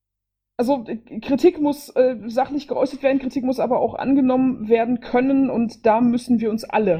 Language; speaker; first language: German; native; German